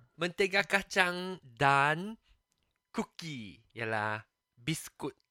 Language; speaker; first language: Malay; non-native, local second language; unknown